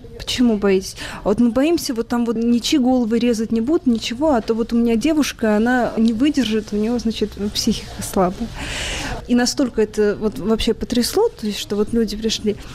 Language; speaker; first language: Russian; non-native, local second language; Armenian